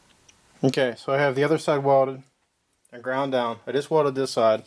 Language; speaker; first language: English; native; English